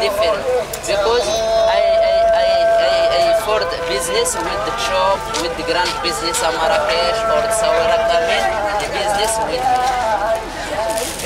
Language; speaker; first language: English; non-native, learner; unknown